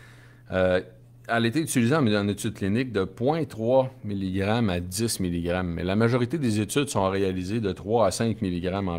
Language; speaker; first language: French; native; French